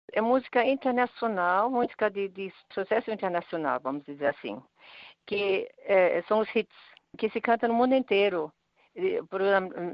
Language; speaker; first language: Portuguese; non-native, fluent; German